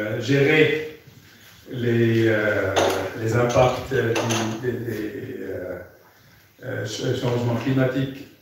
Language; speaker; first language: French; non-native, fluent; German